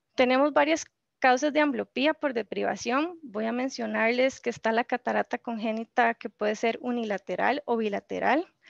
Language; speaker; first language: Spanish; native; Spanish